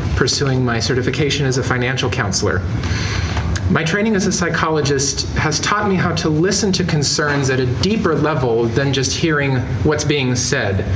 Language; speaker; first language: English; native; English